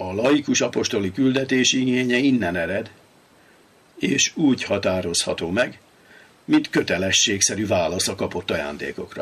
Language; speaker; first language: Hungarian; native; Hungarian